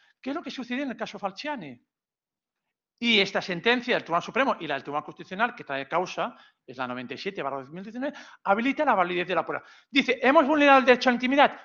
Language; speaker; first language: Spanish; non-native, local second language; Catalan